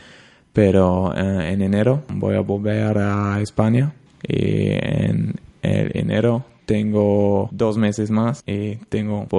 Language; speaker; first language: Spanish; non-native, learner; German